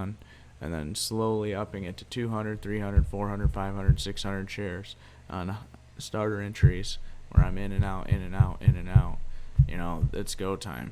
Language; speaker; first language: English; native; English